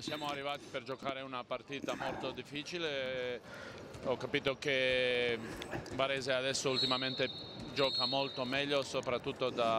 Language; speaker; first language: Italian; non-native, fluent; Croatian